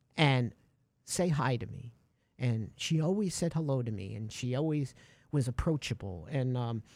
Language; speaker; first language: English; native; English